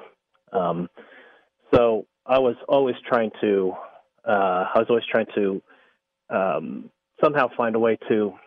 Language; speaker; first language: English; native; English